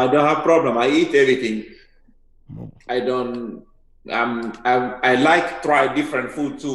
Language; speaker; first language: English; non-native, learner; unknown